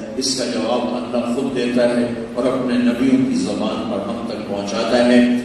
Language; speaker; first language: Urdu; non-native, local second language; Punjabi